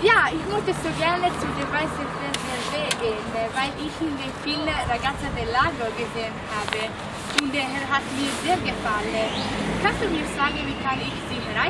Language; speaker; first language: German; non-native, learner; Italian